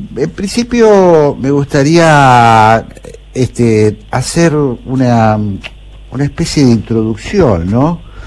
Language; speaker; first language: Spanish; native; Spanish